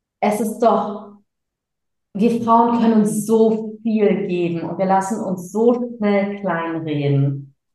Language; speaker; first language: German; early bilingual, other home language; Tamil